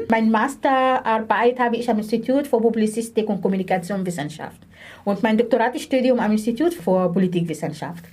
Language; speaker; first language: German; non-native, fluent; Arabic